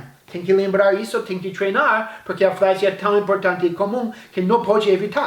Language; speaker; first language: Portuguese; non-native, fluent; English